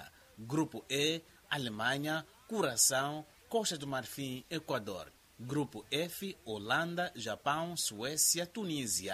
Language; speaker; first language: Portuguese; non-native, local second language; Makhuwa